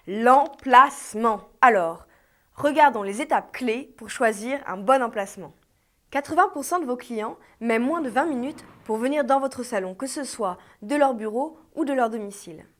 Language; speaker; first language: French; native; French